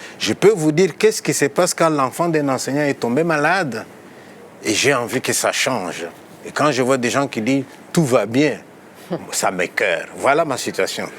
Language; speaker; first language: French; non-native, local second language; Luba-Lulua